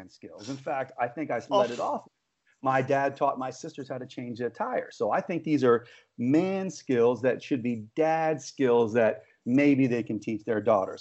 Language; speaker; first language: English; native; English